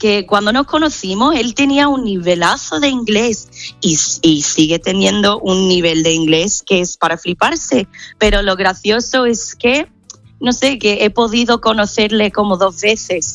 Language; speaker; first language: Spanish; non-native, fluent; English